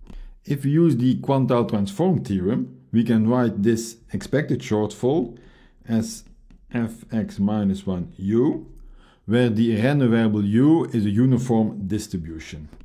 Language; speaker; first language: English; non-native, fluent; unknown